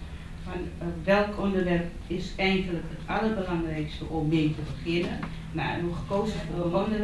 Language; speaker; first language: Dutch; native; Dutch